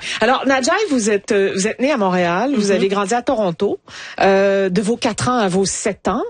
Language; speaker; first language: French; native; French